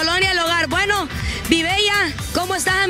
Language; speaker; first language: Spanish; native; Spanish